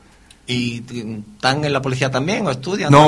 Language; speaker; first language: Spanish; native; Spanish